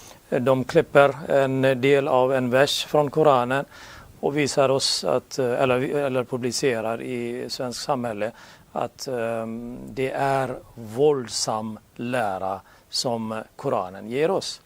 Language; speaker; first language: Swedish; non-native, learner; Urdu